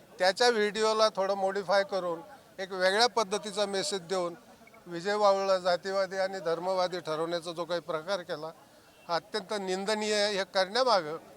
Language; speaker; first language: Marathi; native; Marathi